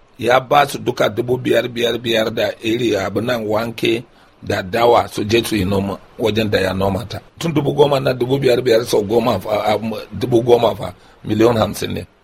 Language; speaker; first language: Hausa; non-native, local second language; Kanuri